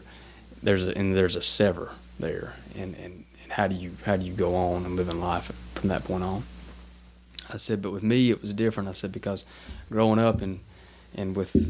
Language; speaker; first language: English; native; English